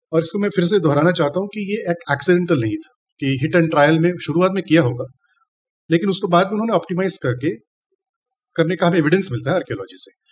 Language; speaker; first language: Hindi; non-native, local second language; Tamil